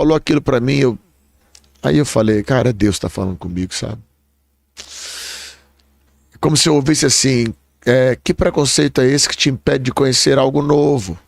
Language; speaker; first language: Portuguese; native; Portuguese